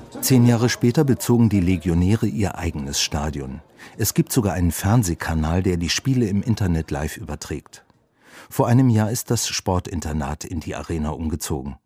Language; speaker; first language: German; native; German